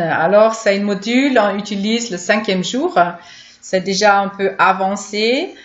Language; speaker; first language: French; non-native, fluent; German